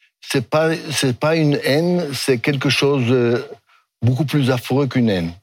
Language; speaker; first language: French; non-native, fluent; Hebrew